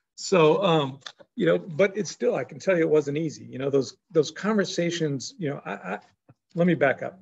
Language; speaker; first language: English; native; English